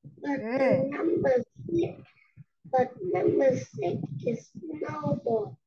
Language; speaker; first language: English; non-native, learner; Vietnamese